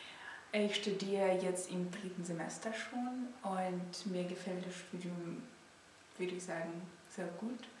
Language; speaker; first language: German; non-native, fluent; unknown